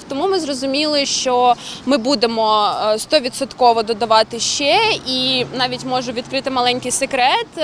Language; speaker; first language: Ukrainian; native; Ukrainian